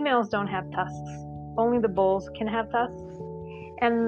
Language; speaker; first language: English; non-native, local second language; Sinhala